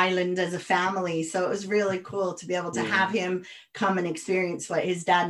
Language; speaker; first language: English; native; English